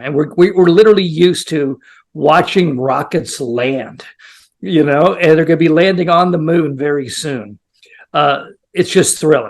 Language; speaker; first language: English; native; English